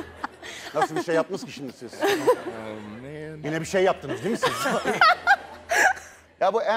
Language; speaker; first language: Turkish; native; Turkish